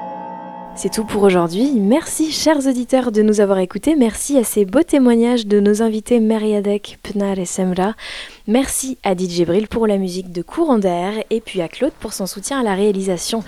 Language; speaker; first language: French; native; French